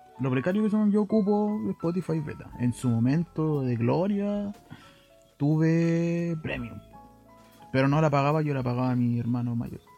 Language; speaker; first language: Spanish; native; Spanish